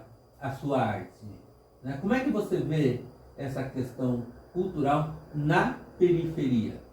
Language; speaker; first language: Portuguese; native; Portuguese